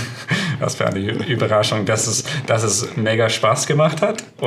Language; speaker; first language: German; non-native, fluent; English